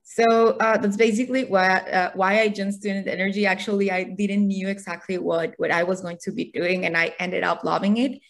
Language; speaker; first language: English; non-native, fluent; Spanish